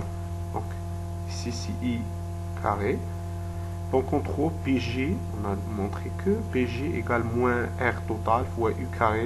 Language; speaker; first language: French; non-native, local second language; Arabic